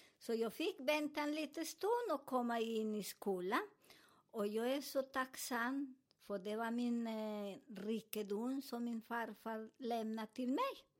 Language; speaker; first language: Swedish; non-native, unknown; Spanish